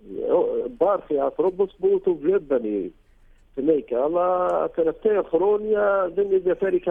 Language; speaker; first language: Greek; non-native, learner; Arabic